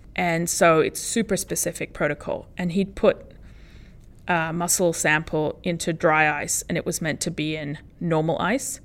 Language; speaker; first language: English; early bilingual, other home language; Spanish